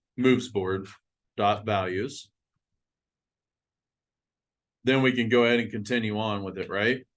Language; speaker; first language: English; native; English